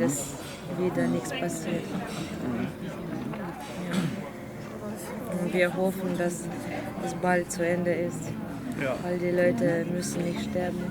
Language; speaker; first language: German; non-native, learner; Ukrainian